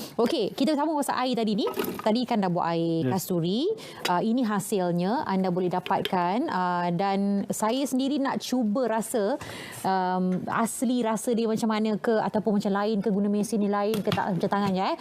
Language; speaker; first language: Malay; native; Malay